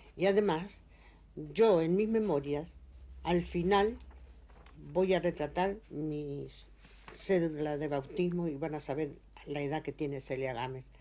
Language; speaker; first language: Spanish; native; Spanish